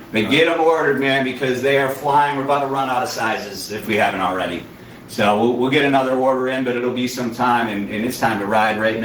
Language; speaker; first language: English; native; English